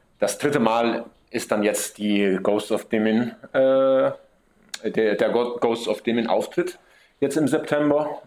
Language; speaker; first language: German; early bilingual, heritage; German